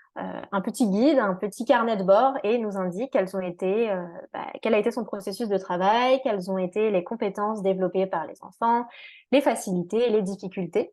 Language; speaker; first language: French; native; French